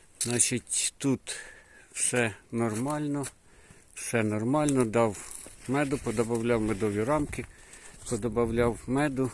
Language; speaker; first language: Ukrainian; native; Ukrainian